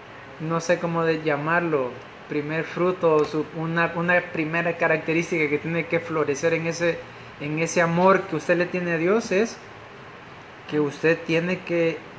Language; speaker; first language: Spanish; native; Spanish